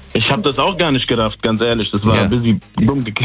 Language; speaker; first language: German; native; German